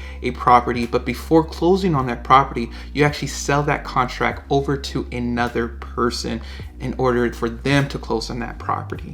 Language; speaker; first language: English; native; English